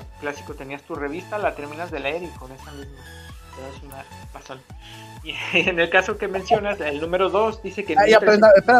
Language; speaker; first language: Spanish; native; Spanish